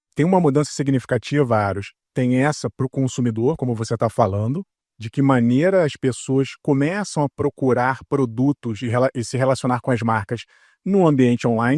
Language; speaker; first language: Portuguese; native; Portuguese